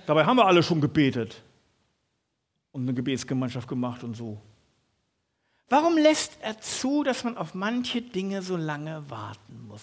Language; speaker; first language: German; native; German